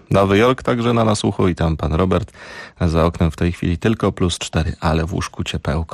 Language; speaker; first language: Polish; native; Polish